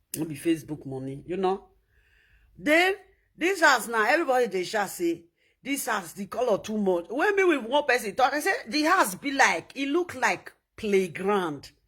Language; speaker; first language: Nigerian Pidgin; native; Nigerian Pidgin